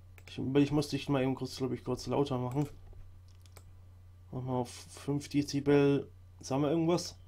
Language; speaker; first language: German; native; German